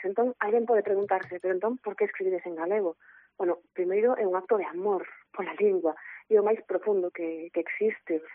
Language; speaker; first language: Galician; non-native, local second language; Spanish